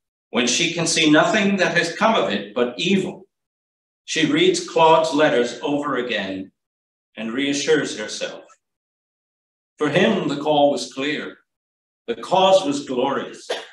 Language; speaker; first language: English; native; English